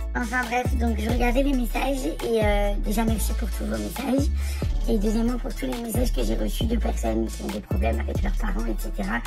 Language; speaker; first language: French; native; French